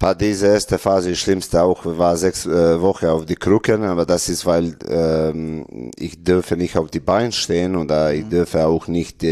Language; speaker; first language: German; non-native, learner; Serbian